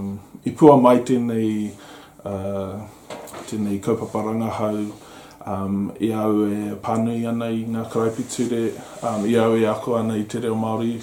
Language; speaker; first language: Māori; non-native, local second language; English